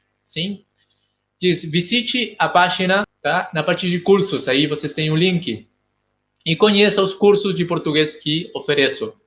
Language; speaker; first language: Portuguese; non-native, fluent; Spanish